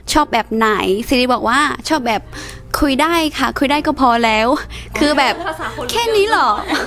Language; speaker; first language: Thai; non-native, fluent; Chinese